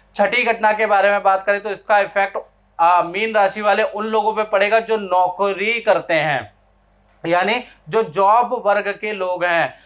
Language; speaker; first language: Hindi; native; Hindi